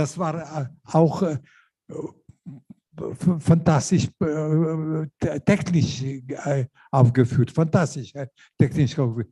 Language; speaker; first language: German; non-native, learner; Lithuanian